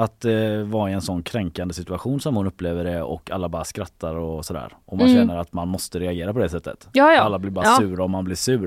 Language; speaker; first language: Swedish; native; Swedish